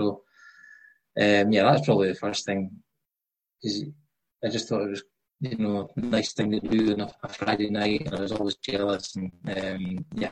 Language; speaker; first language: English; native; English